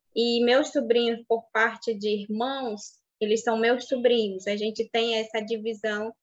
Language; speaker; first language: Portuguese; non-native, local second language; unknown